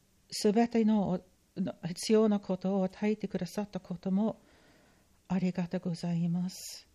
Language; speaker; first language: Japanese; non-native, fluent; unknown